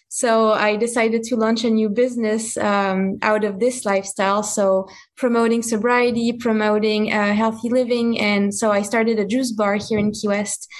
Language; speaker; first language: English; non-native, fluent; French